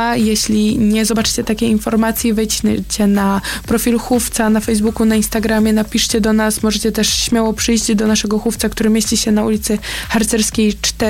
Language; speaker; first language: Polish; native; Polish